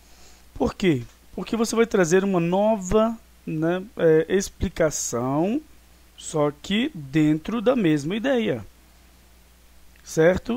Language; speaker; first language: Portuguese; native; Portuguese